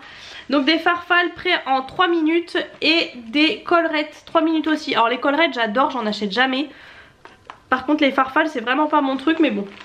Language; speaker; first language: French; native; French